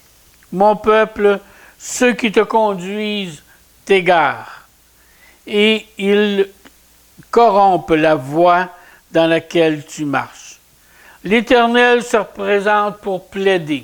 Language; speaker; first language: French; native; French